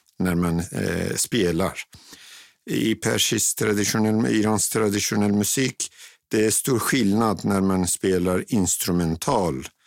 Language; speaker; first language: Swedish; non-native, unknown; Persian